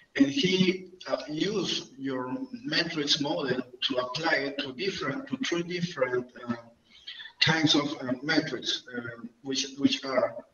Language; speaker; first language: English; non-native, fluent; Spanish